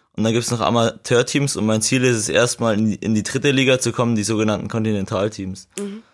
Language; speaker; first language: German; native; German